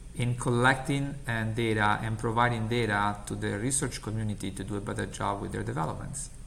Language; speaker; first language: English; non-native, fluent; Italian